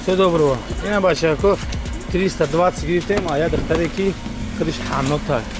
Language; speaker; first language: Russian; non-native, fluent; Tajik